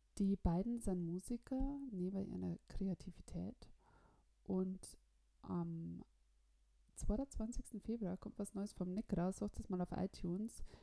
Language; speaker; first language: German; native; German